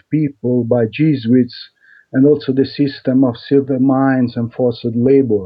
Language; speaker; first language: English; non-native, fluent; Italian